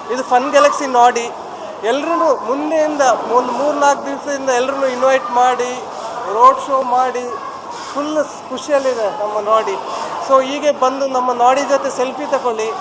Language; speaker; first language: Kannada; native; Kannada